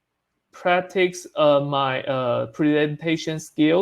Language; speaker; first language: English; non-native, learner; Chinese